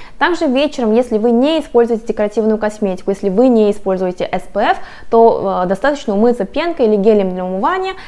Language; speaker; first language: Russian; non-native, fluent; Korean